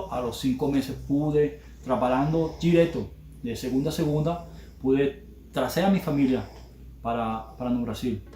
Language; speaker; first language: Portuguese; non-native, learner; Spanish